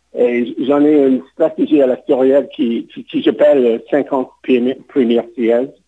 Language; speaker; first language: French; non-native, local second language; English